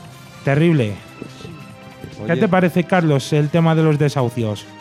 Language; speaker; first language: Spanish; native; Spanish